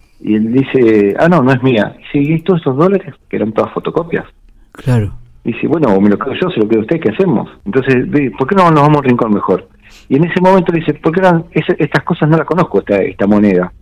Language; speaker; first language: Spanish; native; Spanish